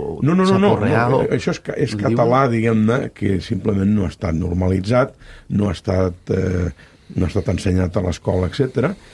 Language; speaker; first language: Catalan; native; Catalan